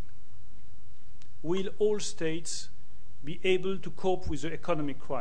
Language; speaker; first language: English; non-native, fluent; French